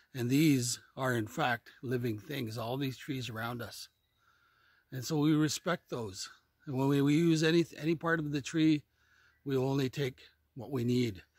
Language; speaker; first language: English; native; English